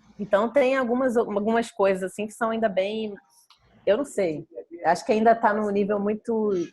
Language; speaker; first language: Portuguese; native; Portuguese